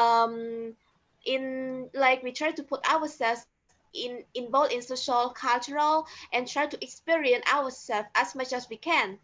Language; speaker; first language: English; non-native, learner; Khmer